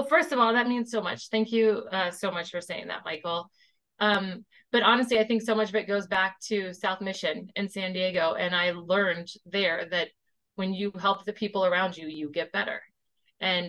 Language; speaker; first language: English; native; English